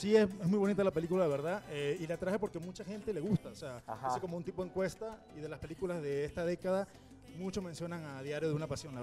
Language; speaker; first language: Spanish; native; Spanish